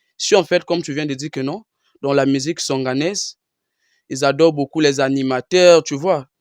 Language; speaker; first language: French; non-native, local second language; Lingala